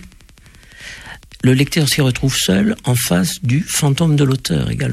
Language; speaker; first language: French; native; French